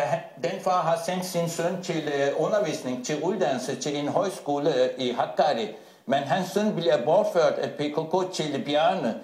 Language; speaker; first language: Danish; non-native, fluent; Turkish